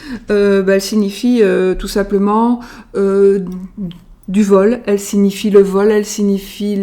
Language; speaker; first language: French; native; French